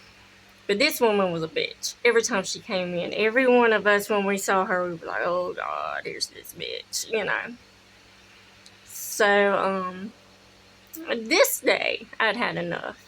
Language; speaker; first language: English; native; English